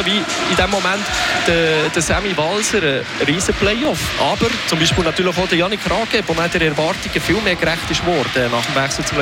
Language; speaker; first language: German; native; German